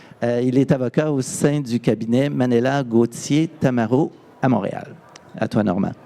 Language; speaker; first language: French; native; French